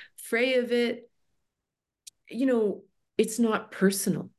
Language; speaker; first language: English; native; English